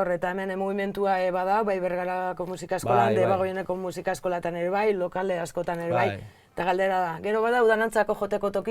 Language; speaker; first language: Basque; native; Basque